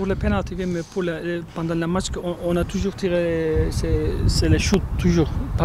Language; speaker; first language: French; non-native, learner; Turkish